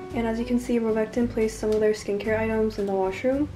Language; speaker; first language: English; native; English